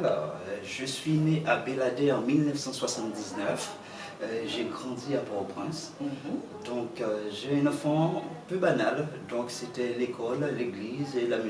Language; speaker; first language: French; non-native, local second language; Haitian Creole